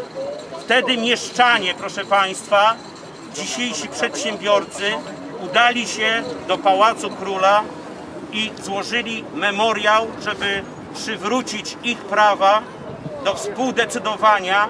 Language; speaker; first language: Polish; native; Polish